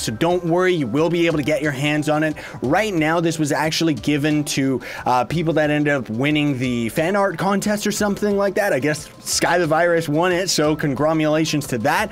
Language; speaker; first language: English; native; English